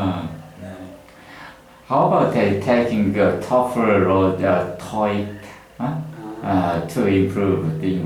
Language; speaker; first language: English; non-native, learner; Korean